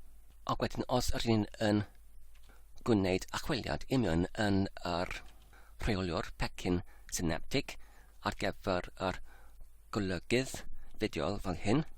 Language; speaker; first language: Welsh; non-native, learner; English